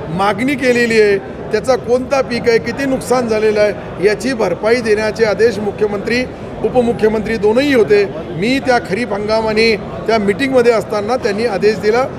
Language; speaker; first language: Marathi; non-native, local second language; Urdu